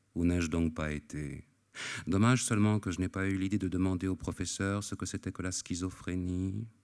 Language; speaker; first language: French; native; French